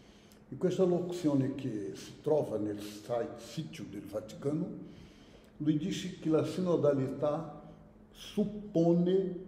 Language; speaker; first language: Italian; non-native, fluent; Portuguese